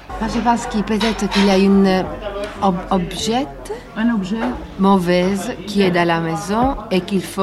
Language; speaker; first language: French; non-native, learner; Italian